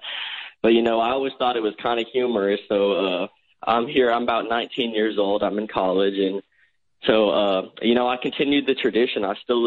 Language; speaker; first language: English; native; English